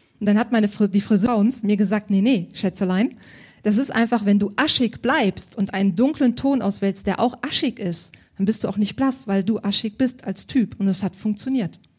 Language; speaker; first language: German; native; German